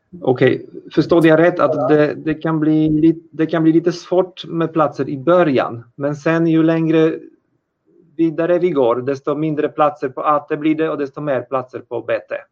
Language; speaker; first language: Swedish; non-native, fluent; Polish